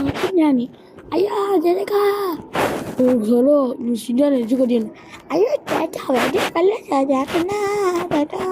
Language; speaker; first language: Malayalam; native; Malayalam